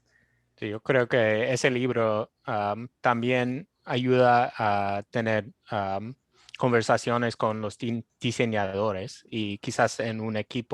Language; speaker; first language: Spanish; non-native, fluent; English